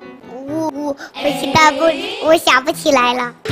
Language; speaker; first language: Chinese; native; Chinese